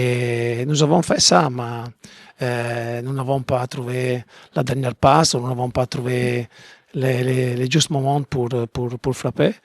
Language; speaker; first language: French; non-native, learner; Italian